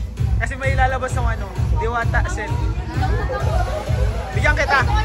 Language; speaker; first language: Filipino; native; Filipino